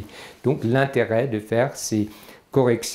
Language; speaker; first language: French; native; French